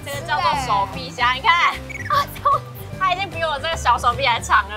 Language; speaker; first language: Chinese; native; Chinese